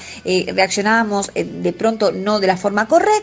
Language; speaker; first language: Spanish; native; Spanish